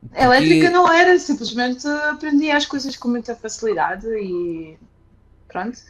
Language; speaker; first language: Portuguese; early bilingual, other home language; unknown